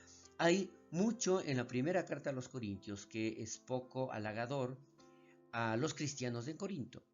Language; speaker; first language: Spanish; native; Spanish